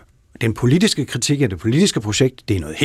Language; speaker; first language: Danish; native; Danish